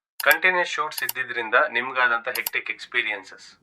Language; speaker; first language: Kannada; native; Kannada